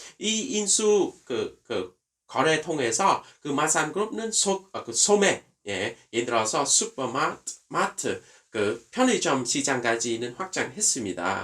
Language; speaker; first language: Korean; non-native, fluent; Vietnamese